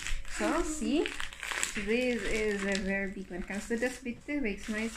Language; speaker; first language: English; non-native, local second language; Cebuano